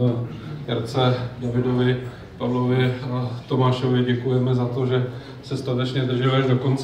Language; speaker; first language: Czech; native; Czech